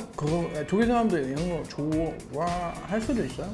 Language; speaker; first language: Korean; non-native, fluent; German